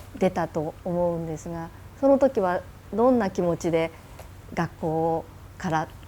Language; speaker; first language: Japanese; native; Japanese